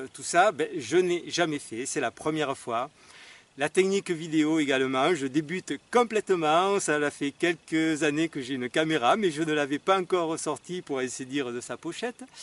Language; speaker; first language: French; native; French